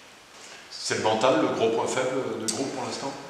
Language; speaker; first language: French; native; French